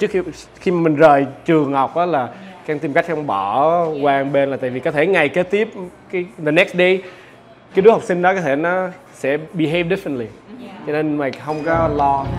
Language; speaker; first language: Vietnamese; early bilingual, heritage; Vietnamese